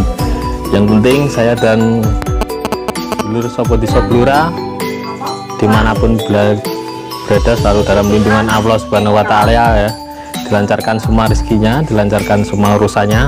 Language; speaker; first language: Indonesian; non-native, local second language; Javanese